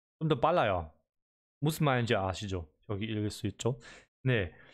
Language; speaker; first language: Korean; non-native, learner; German